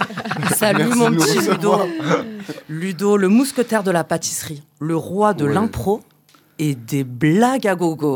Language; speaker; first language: French; native; French